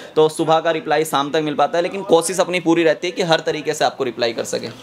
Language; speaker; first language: Hindi; native; Hindi